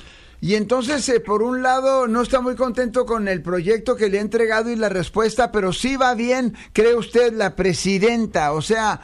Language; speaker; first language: Spanish; native; Spanish